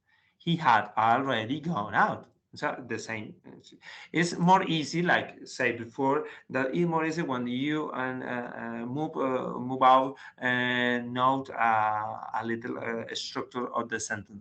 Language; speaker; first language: English; non-native, learner; Spanish